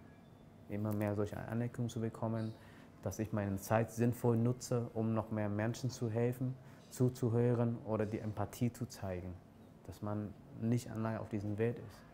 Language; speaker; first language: German; non-native, fluent; Vietnamese